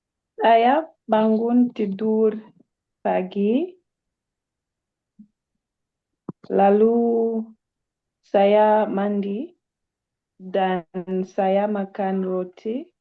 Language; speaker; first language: Indonesian; non-native, learner; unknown